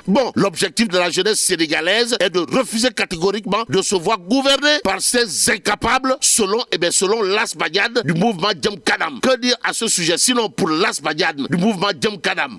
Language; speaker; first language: French; non-native, local second language; Wolof